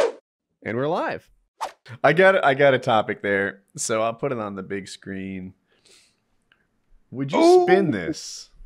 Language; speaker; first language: English; native; English